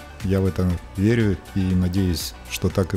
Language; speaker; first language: Russian; native; Russian